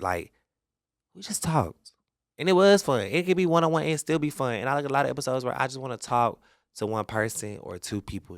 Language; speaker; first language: English; native; English